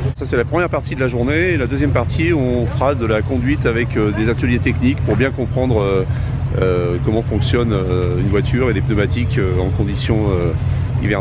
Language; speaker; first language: French; native; French